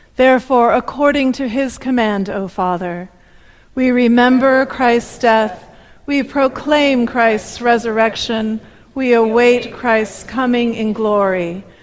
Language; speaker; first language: English; native; English